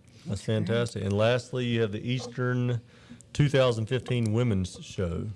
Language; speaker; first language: English; native; English